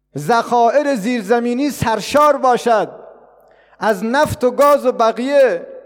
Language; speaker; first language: Persian; non-native, local second language; Baluchi